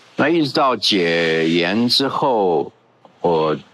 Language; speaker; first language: Chinese; non-native, local second language; Hakka Chinese